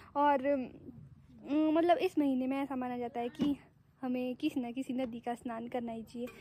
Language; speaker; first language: Hindi; native; Hindi